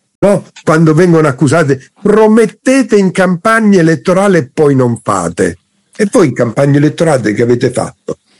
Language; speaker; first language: Italian; native; Italian